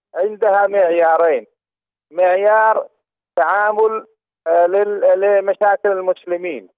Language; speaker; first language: Arabic; non-native, fluent; Urdu